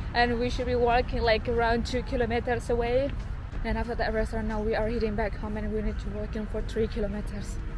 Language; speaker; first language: English; non-native, learner; Indonesian